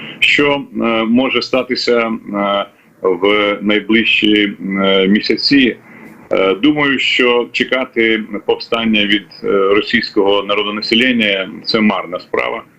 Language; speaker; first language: Ukrainian; native; Ukrainian